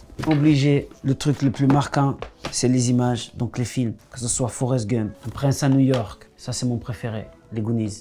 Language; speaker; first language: French; native; French